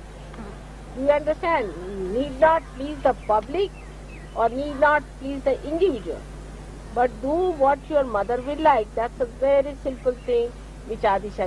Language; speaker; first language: English; non-native, local second language; Hindi